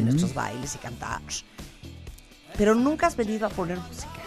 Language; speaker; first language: Spanish; native; Spanish